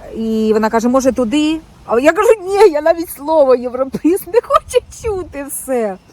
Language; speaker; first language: Ukrainian; non-native, local second language; Russian